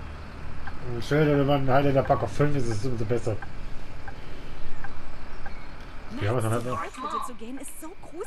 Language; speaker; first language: German; native; German